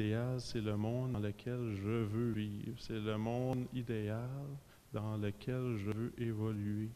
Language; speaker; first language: French; native; French